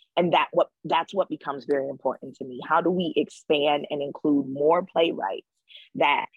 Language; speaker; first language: English; native; English